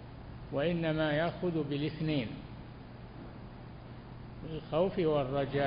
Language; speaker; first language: Arabic; native; Arabic